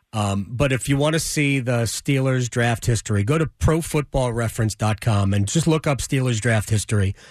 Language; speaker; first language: English; native; English